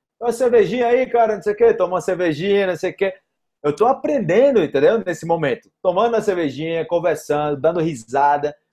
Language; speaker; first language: Portuguese; native; Portuguese